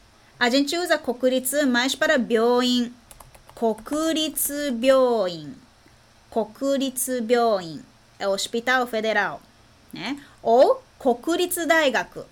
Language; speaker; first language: Portuguese; non-native, fluent; Japanese